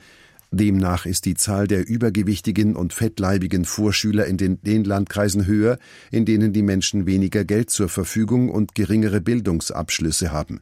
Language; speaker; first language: German; native; German